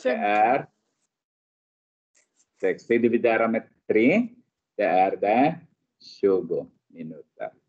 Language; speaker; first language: Swedish; non-native, fluent; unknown